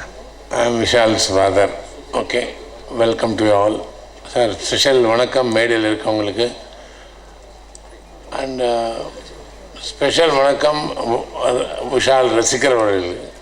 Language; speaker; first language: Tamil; non-native, learner; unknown